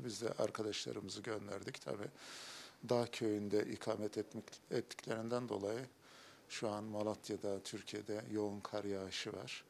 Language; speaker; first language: Turkish; native; Turkish